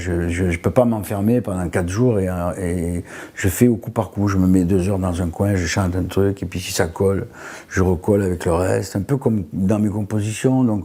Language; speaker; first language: French; native; French